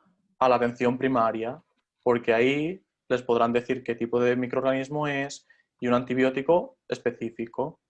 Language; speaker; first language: Spanish; native; Spanish